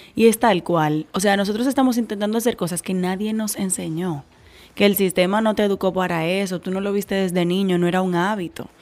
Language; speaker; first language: Spanish; native; Spanish